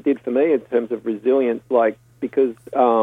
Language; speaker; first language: English; native; English